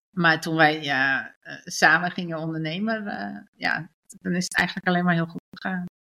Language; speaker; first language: Dutch; early bilingual, other home language; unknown